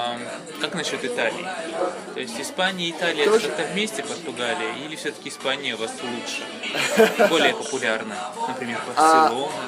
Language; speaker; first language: Russian; native; Russian